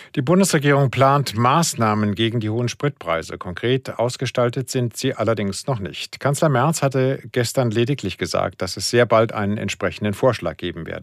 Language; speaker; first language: German; native; German